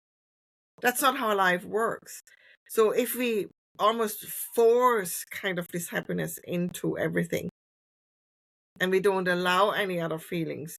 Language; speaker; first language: English; non-native, fluent; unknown